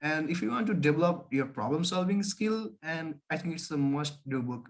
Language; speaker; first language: English; non-native, local second language; Nepali